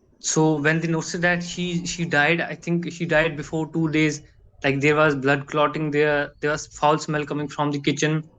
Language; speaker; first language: English; non-native, learner; Hindi